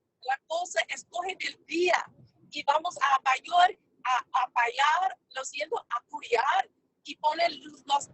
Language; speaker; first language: Spanish; non-native, fluent; English